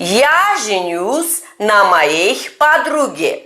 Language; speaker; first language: Russian; non-native, fluent; Turkish